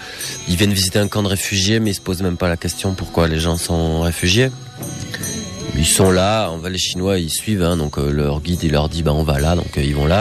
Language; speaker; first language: French; native; French